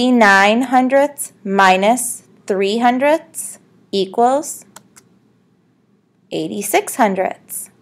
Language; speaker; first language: English; native; English